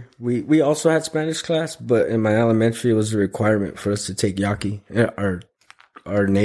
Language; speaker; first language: English; early bilingual, other home language; Spanish